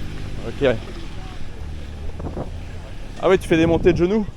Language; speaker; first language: French; native; French